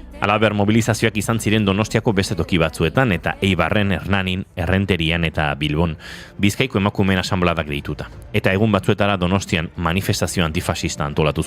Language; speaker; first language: Basque; native; Basque